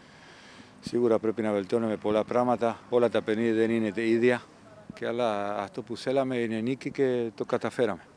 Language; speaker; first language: Greek; non-native, fluent; Spanish